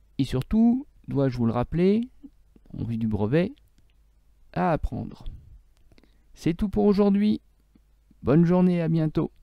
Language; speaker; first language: French; native; French